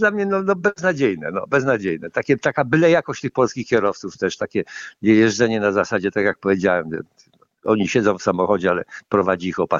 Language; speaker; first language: Polish; native; Polish